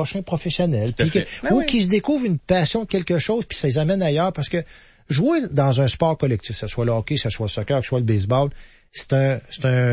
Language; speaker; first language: French; native; French